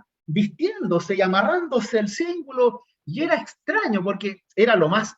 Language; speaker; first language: Spanish; native; Spanish